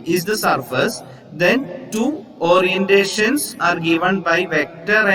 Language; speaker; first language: English; non-native, local second language; Malayalam